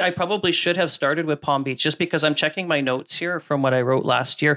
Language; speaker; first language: English; native; English